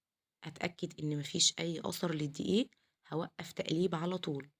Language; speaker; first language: Arabic; native; Arabic